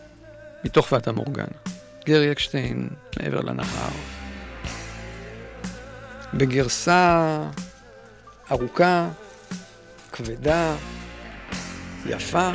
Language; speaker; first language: Hebrew; native; Hebrew